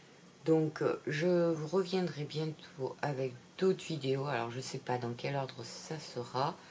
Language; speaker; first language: French; native; French